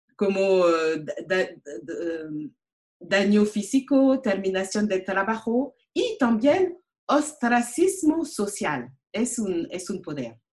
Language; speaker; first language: Spanish; non-native, learner; French